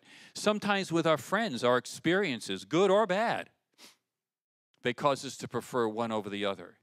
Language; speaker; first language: English; native; English